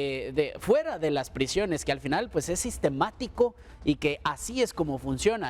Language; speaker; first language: Spanish; native; Spanish